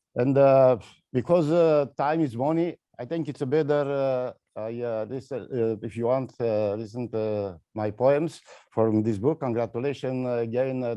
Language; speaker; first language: English; non-native, learner; Romanian